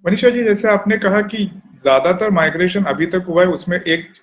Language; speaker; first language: Hindi; non-native, local second language; Marathi